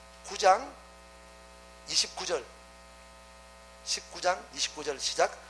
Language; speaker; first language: Korean; native; Korean